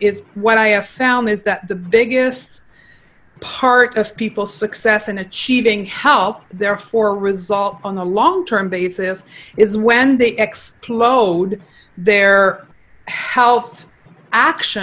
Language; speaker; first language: English; non-native, fluent; French